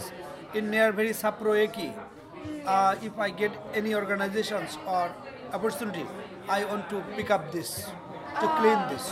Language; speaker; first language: English; non-native, learner; Bangla